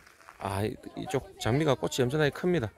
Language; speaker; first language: Korean; native; Korean